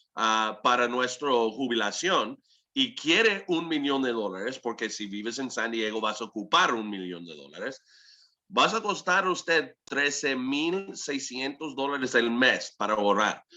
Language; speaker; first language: Spanish; early bilingual, heritage; English